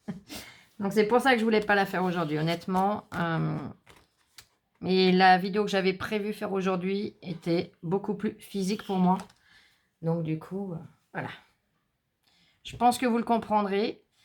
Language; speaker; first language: French; native; French